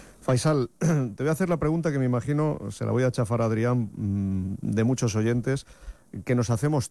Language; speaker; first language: Spanish; native; Spanish